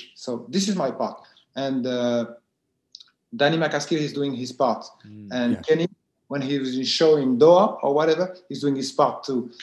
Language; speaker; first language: English; non-native, fluent; French